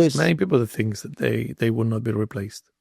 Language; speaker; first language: English; non-native, fluent; Spanish